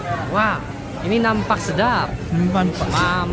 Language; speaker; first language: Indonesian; non-native, learner; Korean